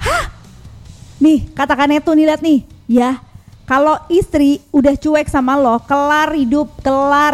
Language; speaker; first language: Indonesian; native; Indonesian